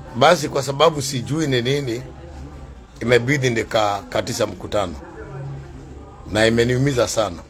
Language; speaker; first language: Swahili; non-native, local second language; Kikuyu